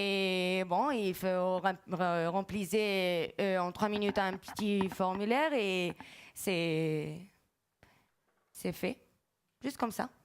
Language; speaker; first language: French; non-native, fluent; Spanish